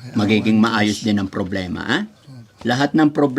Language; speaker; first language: Filipino; native; Filipino